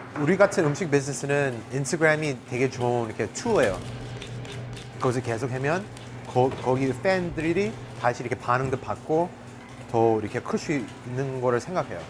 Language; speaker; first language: Korean; early bilingual, heritage; English